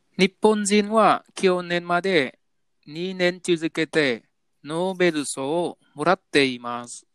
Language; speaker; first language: Japanese; non-native, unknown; Vietnamese